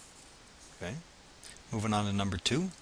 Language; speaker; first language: English; native; English